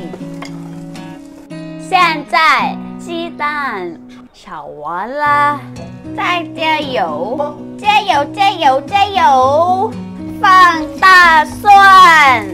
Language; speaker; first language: Chinese; non-native, learner; Thai